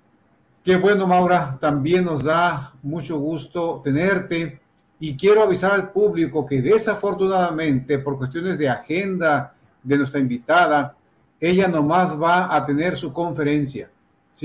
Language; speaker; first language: Spanish; native; Spanish